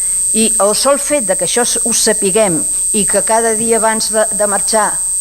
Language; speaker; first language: Catalan; native; Catalan